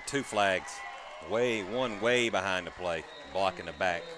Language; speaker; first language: English; native; English